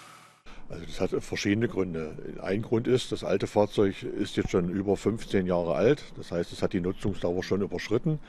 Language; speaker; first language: German; native; German